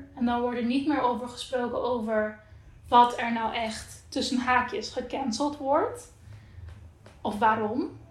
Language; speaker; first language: Dutch; non-native, local second language; Papiamento